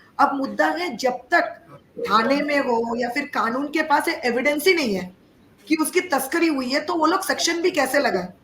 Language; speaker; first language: Hindi; non-native, local second language; Bangla